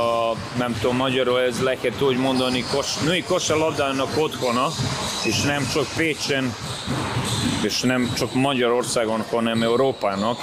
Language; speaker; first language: Hungarian; non-native, fluent; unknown